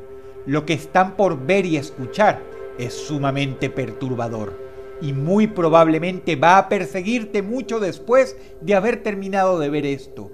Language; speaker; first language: Spanish; native; Spanish